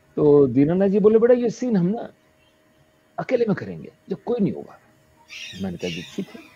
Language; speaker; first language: Hindi; native; Hindi